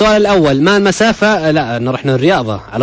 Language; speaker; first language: Arabic; native; Arabic